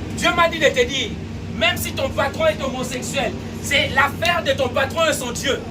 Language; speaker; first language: French; non-native, local second language; Lingala